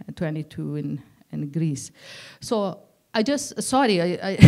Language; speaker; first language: English; non-native, learner; Persian